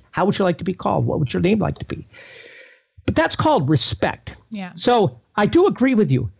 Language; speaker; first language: English; native; English